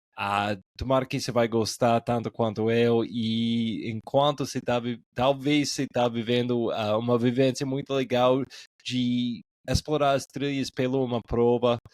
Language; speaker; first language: Portuguese; non-native, fluent; English